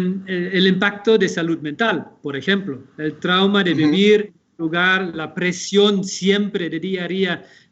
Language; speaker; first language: Spanish; non-native, fluent; Dutch